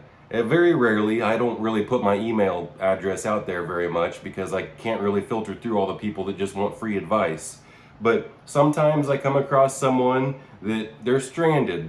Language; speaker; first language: English; native; English